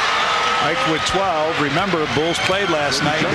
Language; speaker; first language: English; native; English